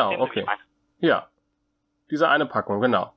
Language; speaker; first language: German; native; German